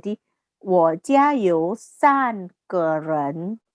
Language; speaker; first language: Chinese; non-native, fluent; Indonesian